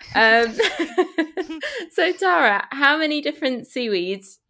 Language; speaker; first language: English; early bilingual, other home language; Spanish